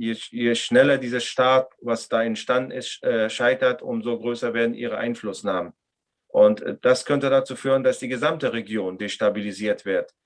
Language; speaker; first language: German; non-native, fluent; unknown